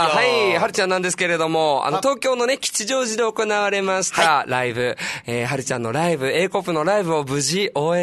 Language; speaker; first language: Japanese; native; Japanese